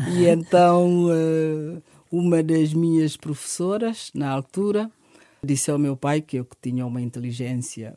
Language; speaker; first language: Portuguese; non-native, local second language; Upper Guinea Crioulo